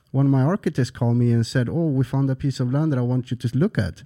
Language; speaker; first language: English; non-native, fluent; Swedish